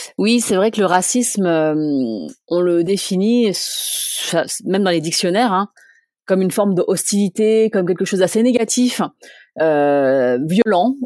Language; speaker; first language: French; early bilingual, other home language; Chinese